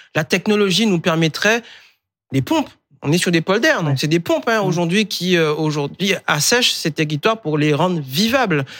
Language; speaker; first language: French; native; French